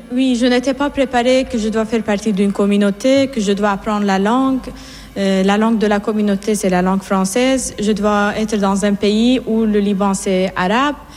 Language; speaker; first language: French; non-native, fluent; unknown